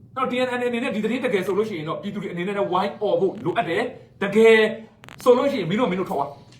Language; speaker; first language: Burmese; non-native, local second language; Shwe Palaung